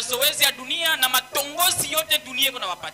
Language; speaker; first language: Swahili; native; Swahili